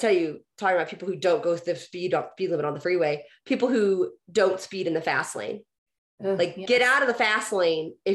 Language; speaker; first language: English; native; English